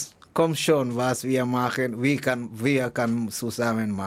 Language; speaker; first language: German; non-native, learner; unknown